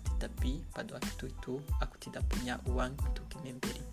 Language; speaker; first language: Indonesian; non-native, learner; Kinyarwanda